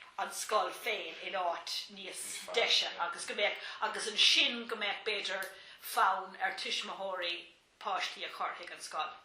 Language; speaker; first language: Irish; non-native, local second language; English